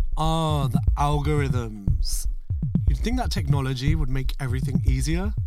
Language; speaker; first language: English; non-native, local second language; Urdu